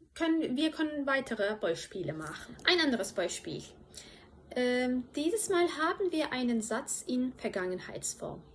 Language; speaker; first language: German; non-native, fluent; Turkish